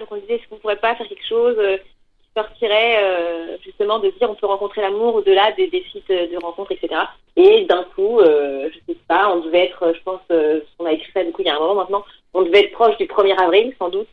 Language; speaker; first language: French; native; French